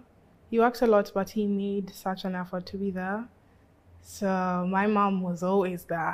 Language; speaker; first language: English; native; English